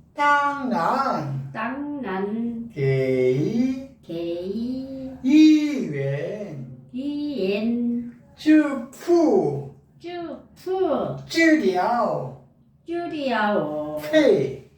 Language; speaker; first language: Chinese; non-native, learner; Korean